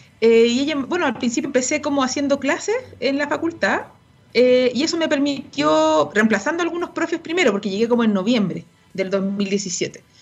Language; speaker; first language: Spanish; native; Spanish